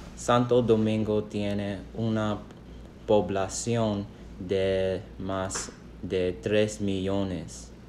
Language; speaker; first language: Spanish; non-native, learner; English